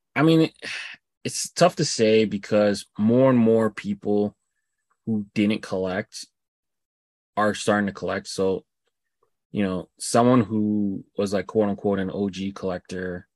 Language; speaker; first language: English; native; English